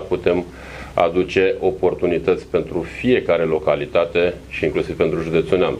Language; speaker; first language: Romanian; native; Romanian